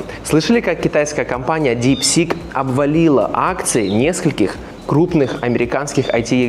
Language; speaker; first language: Russian; native; Russian